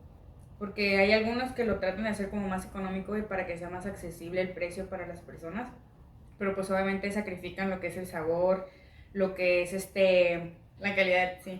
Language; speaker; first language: Spanish; native; Spanish